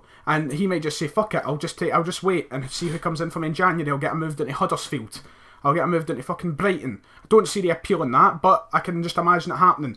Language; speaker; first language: English; native; English